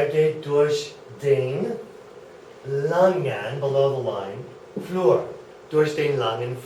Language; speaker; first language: German; non-native, learner; English